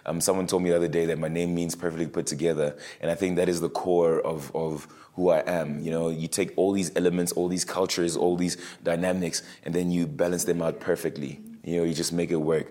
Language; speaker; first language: English; early bilingual, other home language; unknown